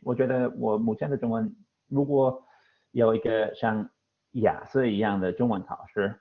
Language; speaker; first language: Chinese; non-native, fluent; English